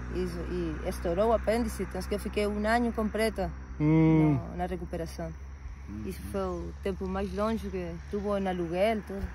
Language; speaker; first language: Portuguese; non-native, learner; Spanish